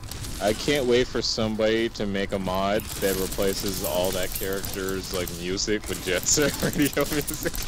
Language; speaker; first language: English; native; English